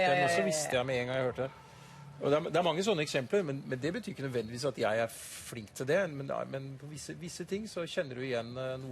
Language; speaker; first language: Norwegian; native; Norwegian